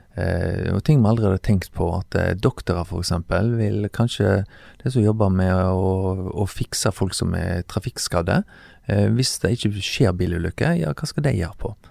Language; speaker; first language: Norwegian; native; Norwegian